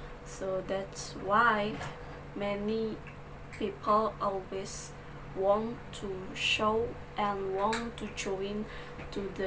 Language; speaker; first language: English; non-native, learner; Balinese